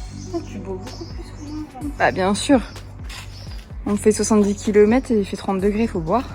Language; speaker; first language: French; native; French